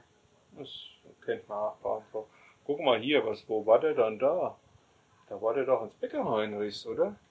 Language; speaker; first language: German; native; German